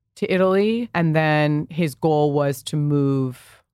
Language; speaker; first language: English; early bilingual, other home language; Italian